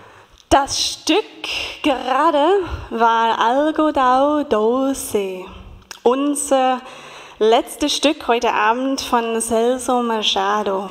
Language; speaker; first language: German; non-native, fluent; English